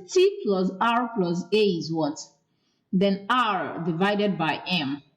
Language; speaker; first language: English; non-native, local second language; Yoruba